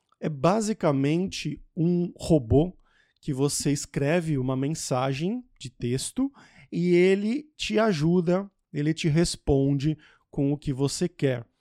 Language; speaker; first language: Portuguese; native; Portuguese